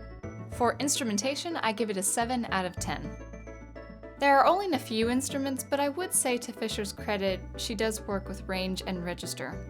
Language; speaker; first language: English; native; English